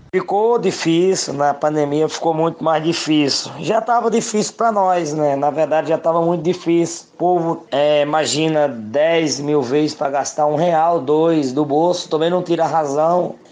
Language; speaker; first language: Portuguese; native; Portuguese